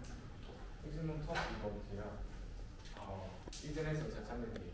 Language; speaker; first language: Korean; non-native, learner; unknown